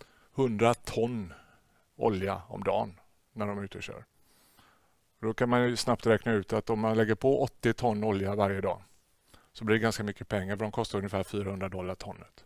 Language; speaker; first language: Swedish; native; Swedish